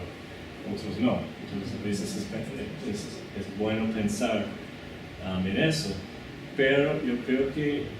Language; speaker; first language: Spanish; non-native, fluent; English